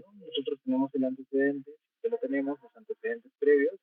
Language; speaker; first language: Spanish; native; Spanish